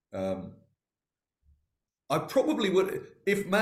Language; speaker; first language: English; native; English